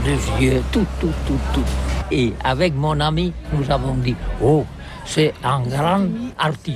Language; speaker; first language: French; non-native, learner; Catalan